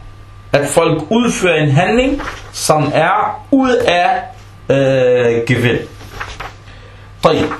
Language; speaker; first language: Danish; early bilingual, other home language; Arabic